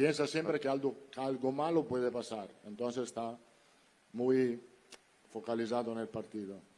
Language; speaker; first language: Spanish; non-native, fluent; Italian